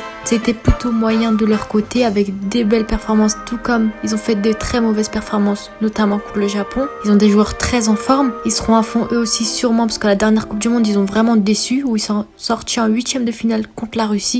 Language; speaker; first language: French; native; French